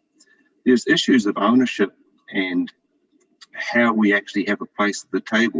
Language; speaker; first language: English; native; English